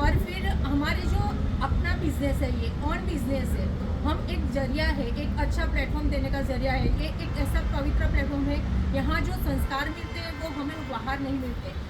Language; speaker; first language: Hindi; non-native, local second language; Gujarati